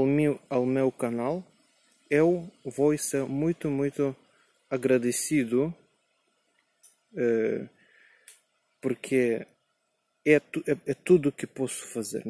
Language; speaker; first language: Portuguese; non-native, learner; Spanish